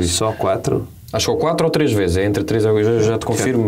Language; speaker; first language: Portuguese; native; Portuguese